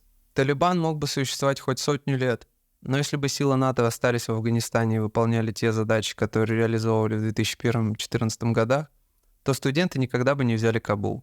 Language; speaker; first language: Russian; native; Russian